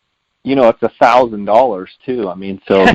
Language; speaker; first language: English; native; English